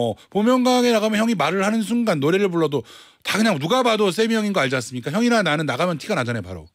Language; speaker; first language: Korean; native; Korean